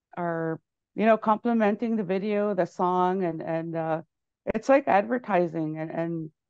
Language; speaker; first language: English; native; English